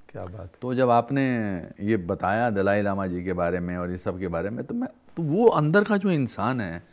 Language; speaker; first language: Hindi; native; Hindi